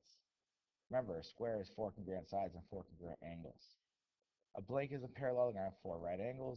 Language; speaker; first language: English; native; English